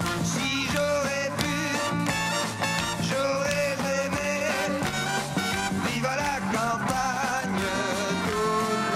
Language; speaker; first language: French; native; French